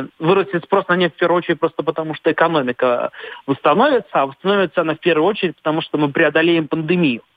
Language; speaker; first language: Russian; native; Russian